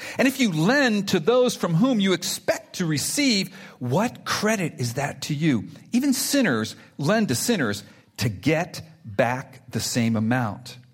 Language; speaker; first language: English; early bilingual, other home language; Spanish